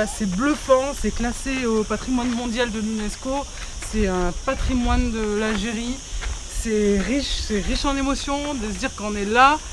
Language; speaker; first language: French; early bilingual, other home language; Arabic